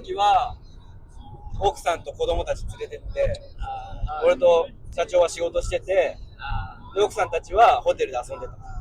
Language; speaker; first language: Japanese; native; Japanese